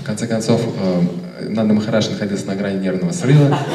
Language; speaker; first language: Russian; native; Russian